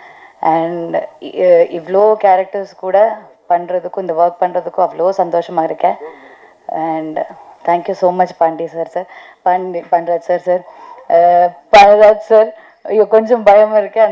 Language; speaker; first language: Tamil; non-native, learner; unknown